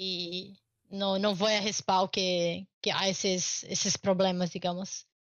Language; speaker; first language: Spanish; non-native, learner; Portuguese